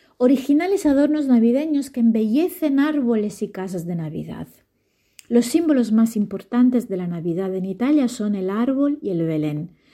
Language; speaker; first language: Spanish; non-native, fluent; Italian